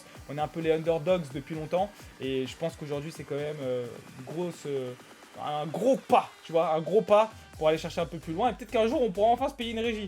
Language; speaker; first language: French; native; French